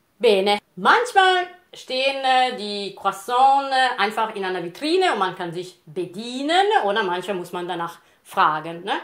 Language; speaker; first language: German; non-native, fluent; Italian